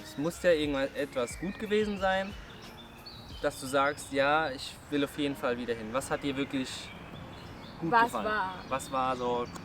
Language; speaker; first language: German; native; German